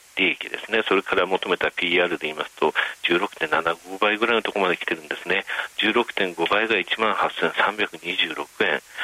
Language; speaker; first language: Japanese; native; Japanese